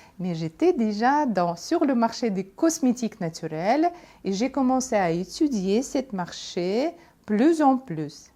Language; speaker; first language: French; non-native, fluent; Russian